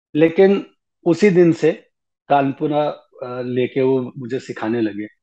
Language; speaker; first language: Hindi; native; Hindi